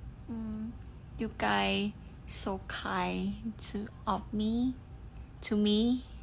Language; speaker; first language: English; non-native, learner; Thai